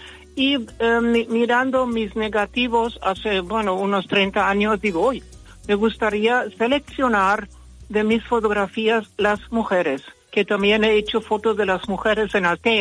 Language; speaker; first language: Spanish; early bilingual, other home language; German